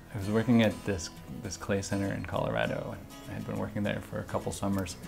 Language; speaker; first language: English; native; English